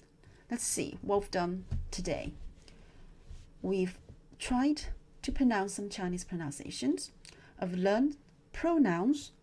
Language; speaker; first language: English; non-native, fluent; Chinese